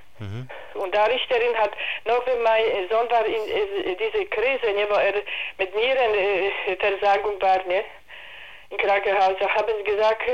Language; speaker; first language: German; non-native, learner; Polish